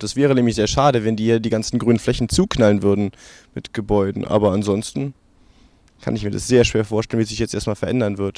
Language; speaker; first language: German; native; German